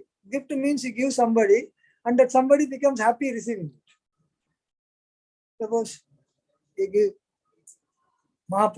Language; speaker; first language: English; non-native, local second language; Hindi